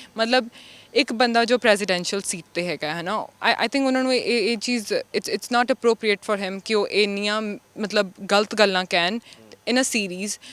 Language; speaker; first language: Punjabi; early bilingual, heritage; Punjabi